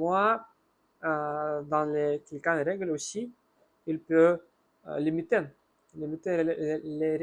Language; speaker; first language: French; non-native, learner; Russian